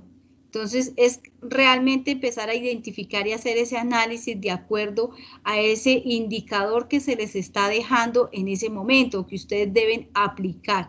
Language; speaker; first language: Spanish; native; Spanish